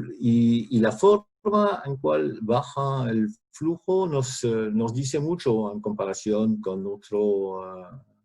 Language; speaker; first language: Spanish; non-native, fluent; French